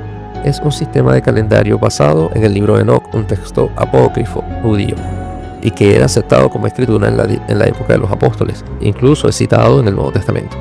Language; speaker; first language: Spanish; native; Spanish